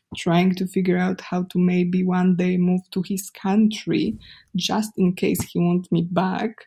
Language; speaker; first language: English; non-native, fluent; Polish